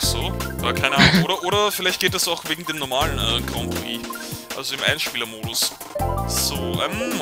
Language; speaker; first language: German; native; German